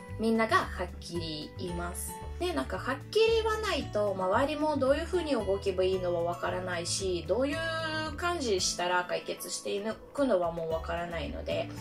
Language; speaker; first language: Japanese; non-native, fluent; Russian